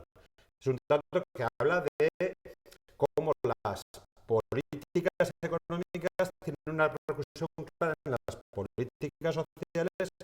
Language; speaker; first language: Spanish; native; Spanish